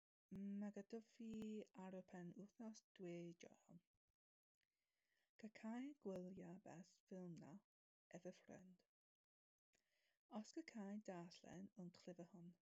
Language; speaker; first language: Welsh; non-native, learner; English